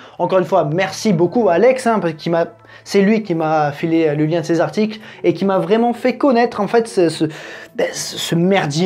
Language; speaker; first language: French; native; French